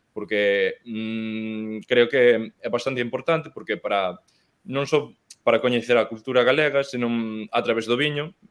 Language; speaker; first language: Galician; non-native, fluent; English